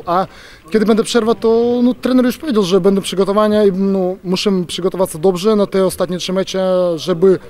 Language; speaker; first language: Polish; non-native, local second language; Ukrainian